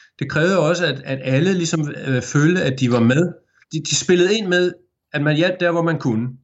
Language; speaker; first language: Danish; native; Danish